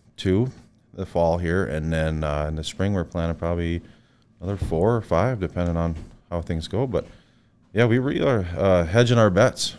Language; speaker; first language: English; native; English